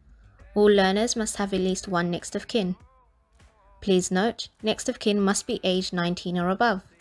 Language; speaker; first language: English; native; English